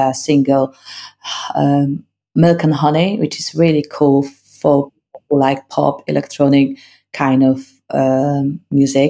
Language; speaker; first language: English; non-native, fluent; Polish